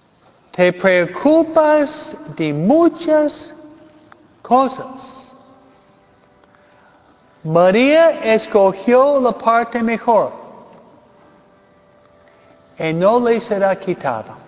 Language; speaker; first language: Spanish; non-native, fluent; English